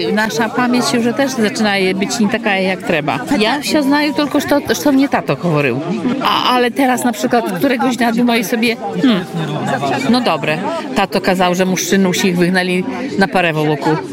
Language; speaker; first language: Polish; non-native, local second language; Belarusian